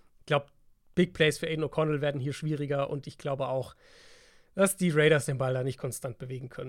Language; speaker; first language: German; native; German